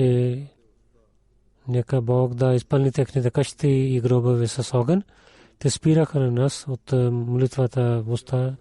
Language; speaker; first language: Bulgarian; non-native, learner; Urdu